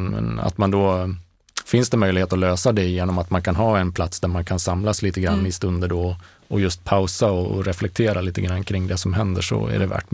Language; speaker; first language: Swedish; native; Swedish